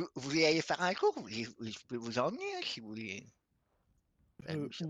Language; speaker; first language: French; native; French